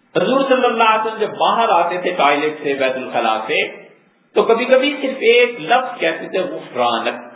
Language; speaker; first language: Urdu; native; Urdu